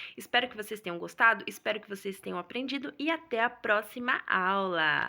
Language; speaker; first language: Portuguese; native; Portuguese